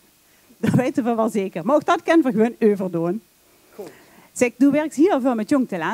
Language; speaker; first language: Dutch; native; Dutch